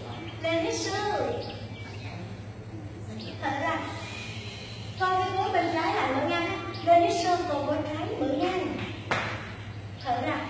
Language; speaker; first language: Vietnamese; native; Vietnamese